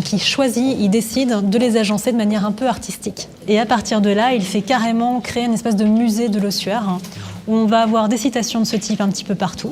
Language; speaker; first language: French; native; French